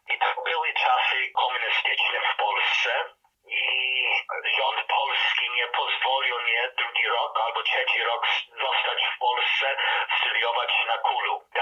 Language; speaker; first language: Polish; early bilingual, heritage; Polish